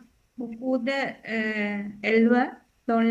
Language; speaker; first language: French; non-native, learner; Sinhala